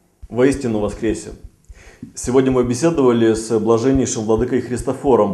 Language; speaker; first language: Russian; native; Russian